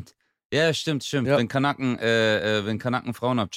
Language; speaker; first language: German; early bilingual, other home language; Turkish